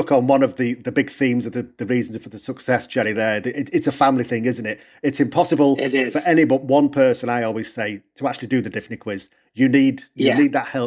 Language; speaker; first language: English; native; English